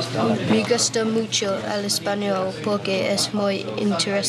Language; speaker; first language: Spanish; non-native, learner; English